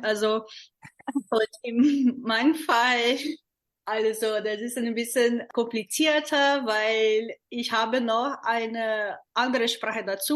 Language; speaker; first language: German; non-native, fluent; Portuguese